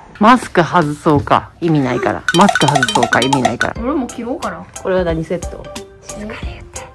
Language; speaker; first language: Japanese; native; Japanese